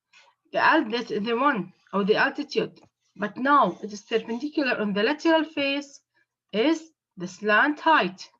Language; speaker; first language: English; non-native, fluent; Arabic